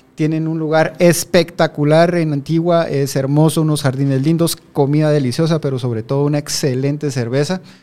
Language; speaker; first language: Spanish; native; Spanish